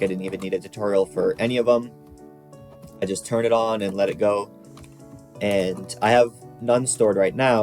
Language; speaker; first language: English; native; English